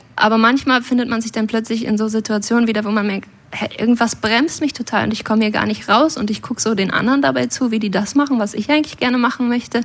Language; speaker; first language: German; native; German